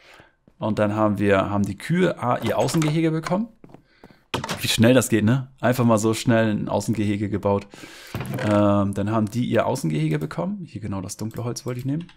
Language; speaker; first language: German; native; German